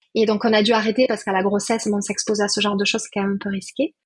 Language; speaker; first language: French; native; French